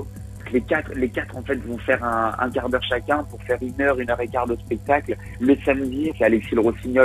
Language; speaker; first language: French; native; French